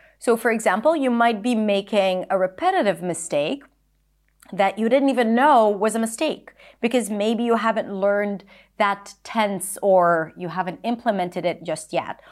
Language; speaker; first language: English; non-native, fluent; Hebrew